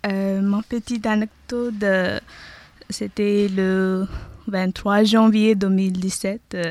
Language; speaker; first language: French; non-native, learner; Tamil